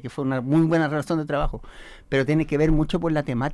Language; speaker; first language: Spanish; native; Spanish